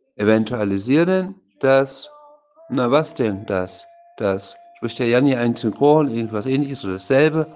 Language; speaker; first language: German; native; German